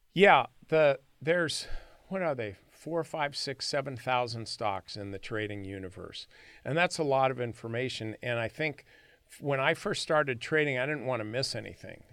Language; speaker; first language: English; native; English